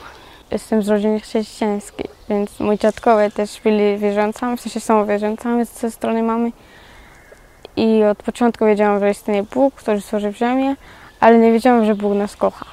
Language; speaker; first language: Polish; early bilingual, other home language; Georgian